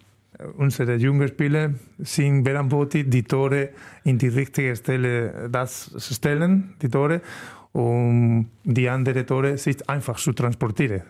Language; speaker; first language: German; non-native, learner; Spanish